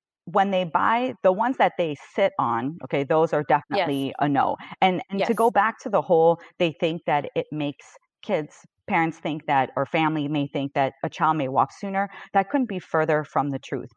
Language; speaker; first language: English; native; English